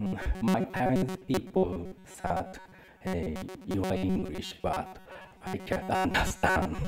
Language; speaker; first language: English; non-native, learner; Japanese